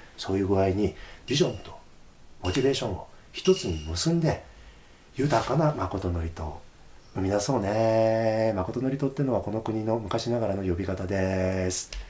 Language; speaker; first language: Japanese; native; Japanese